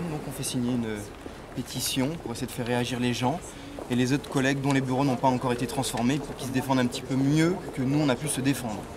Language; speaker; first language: French; native; French